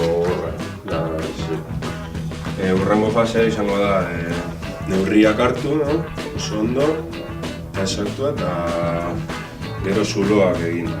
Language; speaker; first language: Basque; non-native, local second language; Spanish